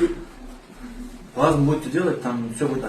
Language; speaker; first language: Russian; non-native, learner; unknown